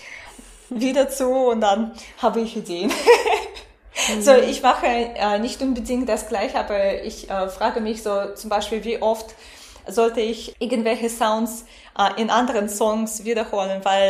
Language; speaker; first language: German; non-native, fluent; Russian